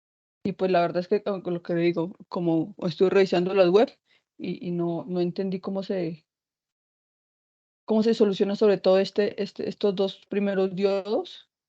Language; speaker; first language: Spanish; native; Spanish